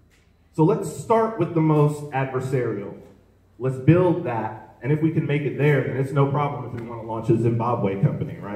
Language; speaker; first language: English; native; English